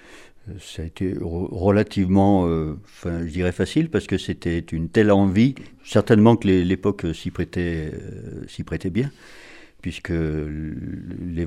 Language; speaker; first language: French; native; French